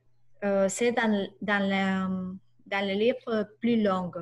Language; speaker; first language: French; non-native, learner; Spanish